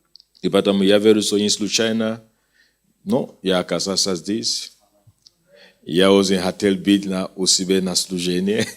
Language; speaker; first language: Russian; non-native, fluent; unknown